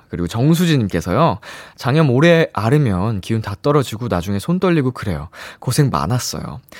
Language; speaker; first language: Korean; native; Korean